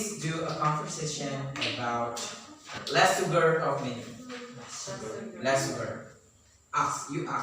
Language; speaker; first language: English; non-native, learner; Indonesian